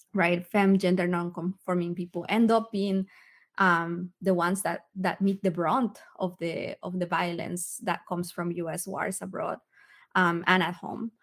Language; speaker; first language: English; early bilingual, other home language; Spanish